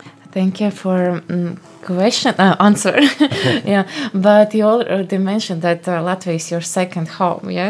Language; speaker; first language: English; non-native, fluent; Latvian